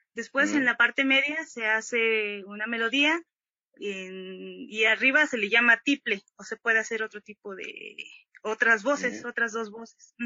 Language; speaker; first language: Spanish; native; Spanish